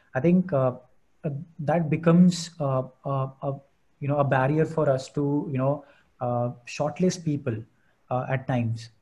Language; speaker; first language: English; non-native, local second language; Hindi